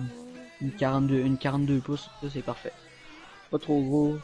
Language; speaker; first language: French; native; French